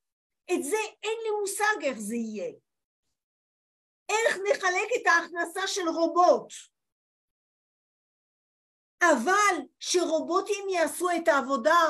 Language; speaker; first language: Hebrew; non-native, fluent; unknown